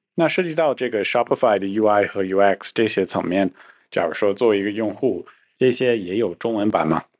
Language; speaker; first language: Chinese; non-native, fluent; English